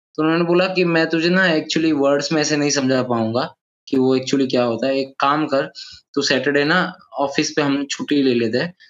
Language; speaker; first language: Hindi; non-native, local second language; Gujarati